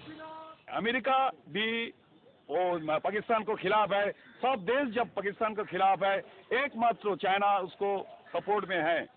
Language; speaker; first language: Hindi; non-native, local second language; Bangla